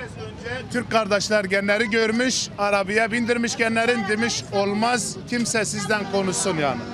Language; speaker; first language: Turkish; non-native, fluent; Arabic